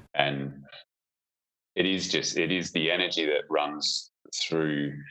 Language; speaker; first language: English; native; English